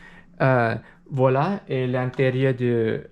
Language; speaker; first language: French; non-native, learner; English